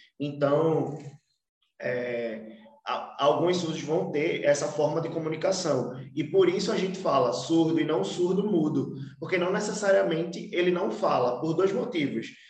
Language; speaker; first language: Portuguese; native; Portuguese